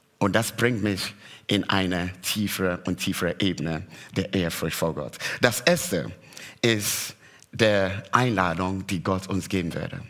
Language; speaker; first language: German; non-native, fluent; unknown